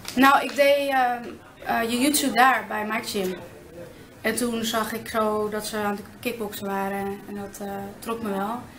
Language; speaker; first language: Dutch; early bilingual, other home language; Arabic